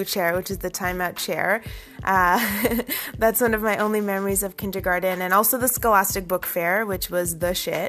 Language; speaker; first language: English; early bilingual, other home language; Urdu